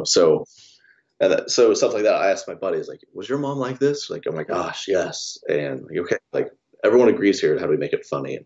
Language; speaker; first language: English; native; English